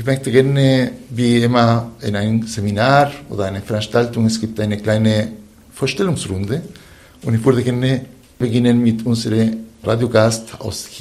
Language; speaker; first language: German; non-native, fluent; Spanish